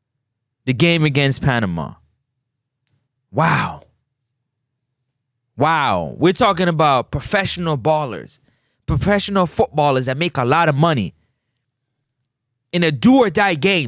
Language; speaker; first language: English; native; English